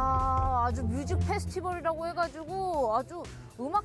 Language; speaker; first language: Korean; native; Korean